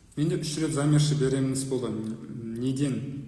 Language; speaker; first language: Russian; non-native, local second language; Kazakh